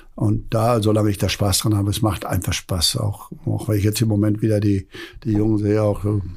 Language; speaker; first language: German; native; German